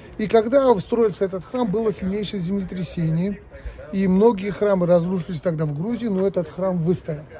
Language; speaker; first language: Russian; non-native, local second language; Georgian